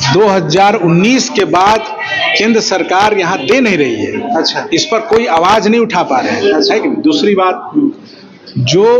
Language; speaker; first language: Hindi; native; Hindi